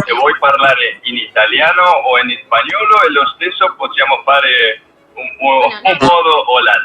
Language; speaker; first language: Italian; non-native, learner; Spanish